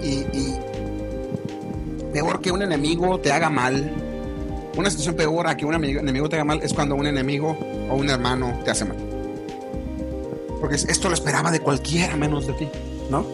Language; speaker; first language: Spanish; native; Spanish